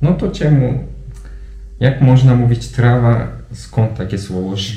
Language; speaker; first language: Polish; non-native, fluent; Turkish